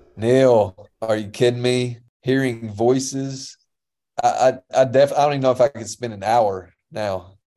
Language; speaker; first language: English; native; English